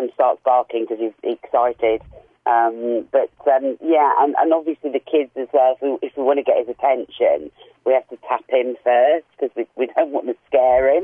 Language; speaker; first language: English; native; English